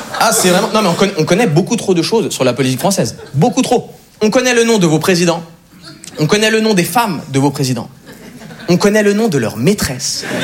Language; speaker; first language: French; native; French